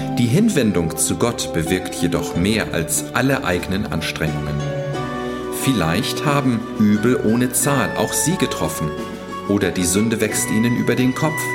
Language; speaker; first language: German; native; German